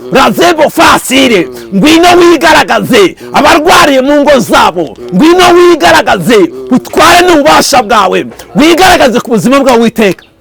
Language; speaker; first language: Kinyarwanda; early bilingual, heritage; Kinyarwanda